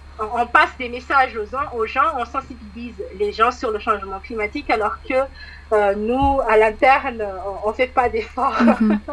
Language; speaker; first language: French; non-native, local second language; Malagasy